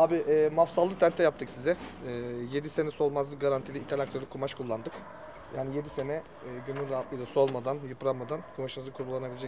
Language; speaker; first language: Turkish; native; Turkish